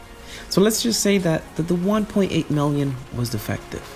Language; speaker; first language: English; native; English